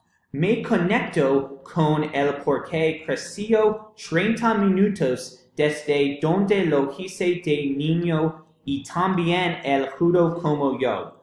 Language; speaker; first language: Spanish; non-native, learner; English